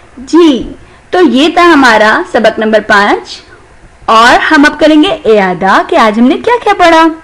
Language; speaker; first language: Urdu; non-native, local second language; Sindhi